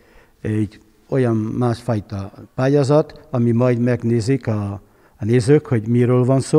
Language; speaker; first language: Hungarian; non-native, fluent; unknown